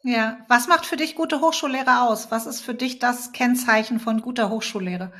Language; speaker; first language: German; native; German